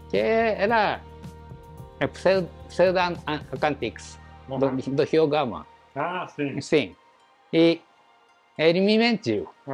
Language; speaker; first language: Portuguese; non-native, learner; Japanese